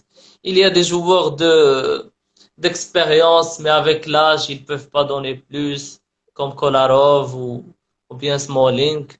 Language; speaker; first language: French; non-native, local second language; Arabic